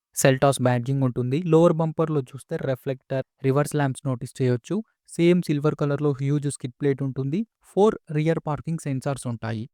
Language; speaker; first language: Telugu; native; Telugu